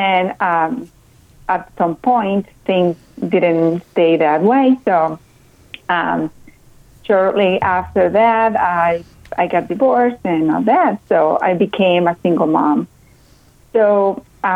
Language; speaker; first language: English; non-native, fluent; Spanish